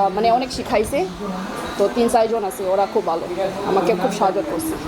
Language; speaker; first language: Bangla; non-native, learner; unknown